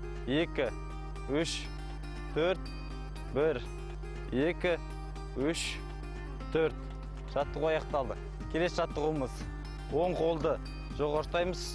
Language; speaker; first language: Kazakh; native; Kazakh